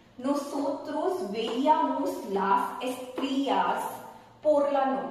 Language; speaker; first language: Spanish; non-native, fluent; Hindi